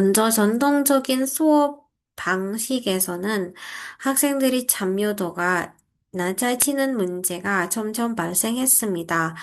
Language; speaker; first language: Korean; non-native, fluent; Indonesian